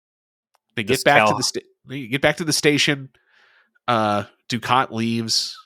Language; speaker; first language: English; native; English